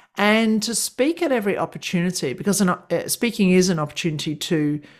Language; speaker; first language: English; native; English